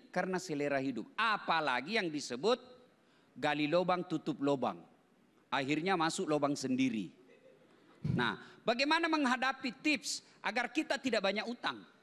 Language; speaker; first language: Indonesian; native; Indonesian